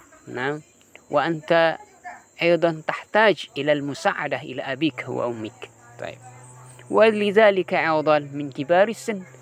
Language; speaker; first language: Arabic; non-native, fluent; Indonesian